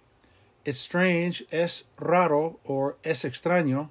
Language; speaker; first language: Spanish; non-native, fluent; English